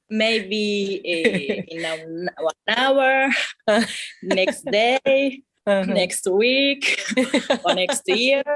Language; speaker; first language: English; non-native, fluent; Japanese